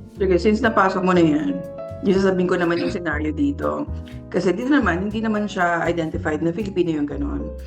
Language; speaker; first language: Filipino; native; Filipino